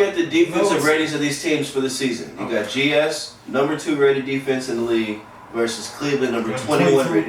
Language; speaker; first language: English; native; English